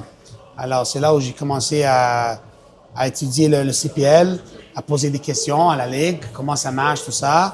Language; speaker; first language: French; non-native, local second language; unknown